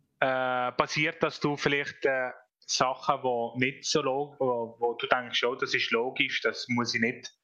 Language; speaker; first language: German; non-native, fluent; Italian